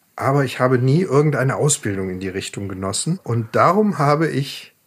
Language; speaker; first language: German; native; German